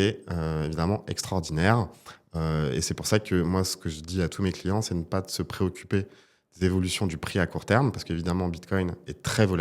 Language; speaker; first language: French; native; French